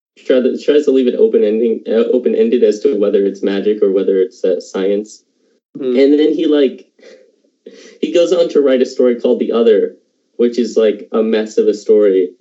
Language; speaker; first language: English; native; English